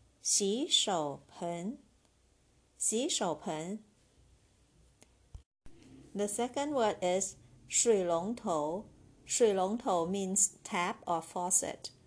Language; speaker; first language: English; non-native, fluent; Chinese